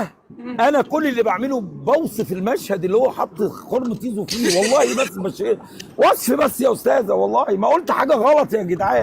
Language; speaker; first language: Arabic; native; Arabic